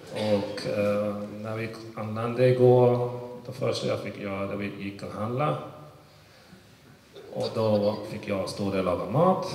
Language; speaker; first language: Swedish; early bilingual, other home language; English